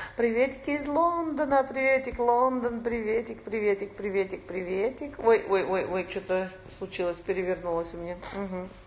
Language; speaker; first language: Russian; non-native, local second language; Georgian